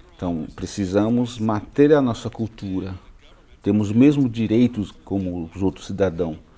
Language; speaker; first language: Portuguese; non-native, local second language; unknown